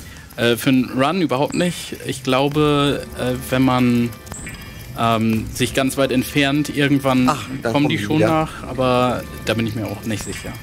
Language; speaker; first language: German; native; German